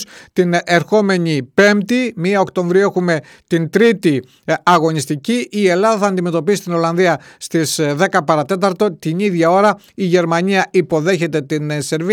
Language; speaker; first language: Greek; native; Greek